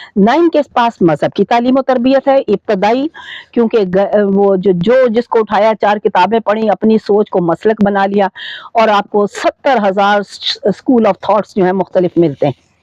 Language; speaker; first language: Urdu; native; Urdu